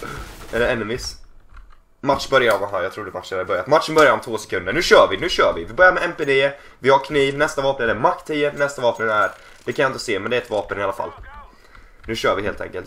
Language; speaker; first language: Swedish; native; Swedish